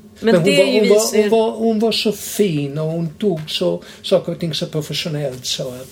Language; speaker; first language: Swedish; non-native, fluent; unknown